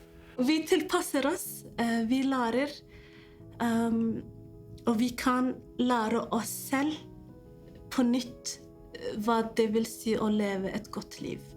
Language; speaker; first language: Norwegian; non-native, fluent; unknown